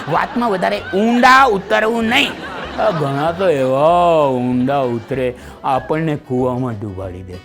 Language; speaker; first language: Gujarati; native; Gujarati